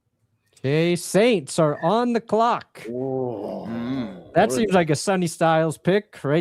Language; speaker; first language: English; native; English